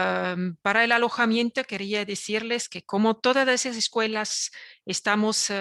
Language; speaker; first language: Spanish; non-native, fluent; French